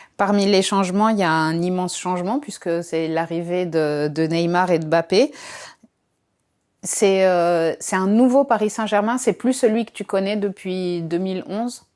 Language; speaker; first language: French; native; French